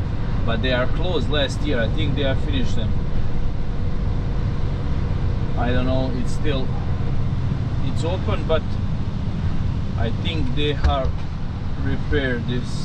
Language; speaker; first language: English; non-native, learner; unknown